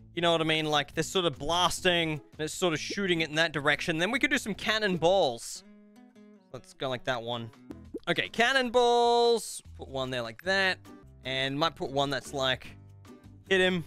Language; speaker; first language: English; native; English